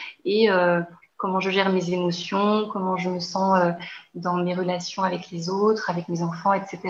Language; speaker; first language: French; native; French